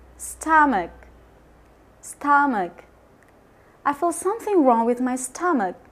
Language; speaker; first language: English; non-native, fluent; Indonesian